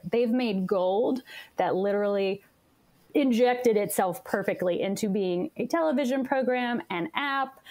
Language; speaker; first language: English; native; English